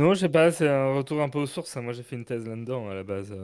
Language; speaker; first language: French; native; French